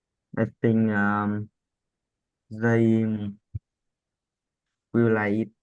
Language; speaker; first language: English; non-native, learner; Vietnamese